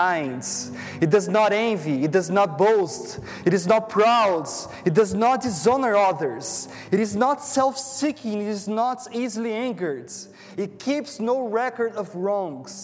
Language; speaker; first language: English; non-native, fluent; Portuguese